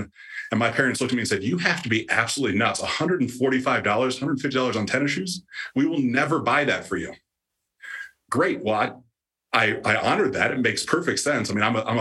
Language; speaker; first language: English; native; English